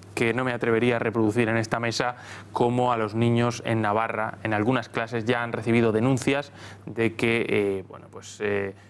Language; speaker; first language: Spanish; native; Spanish